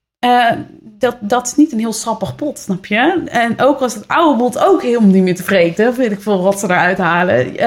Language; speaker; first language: Dutch; native; Dutch